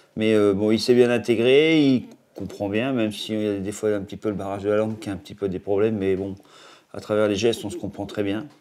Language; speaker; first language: French; native; French